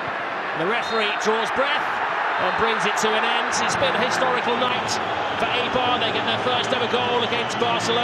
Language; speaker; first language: English; native; English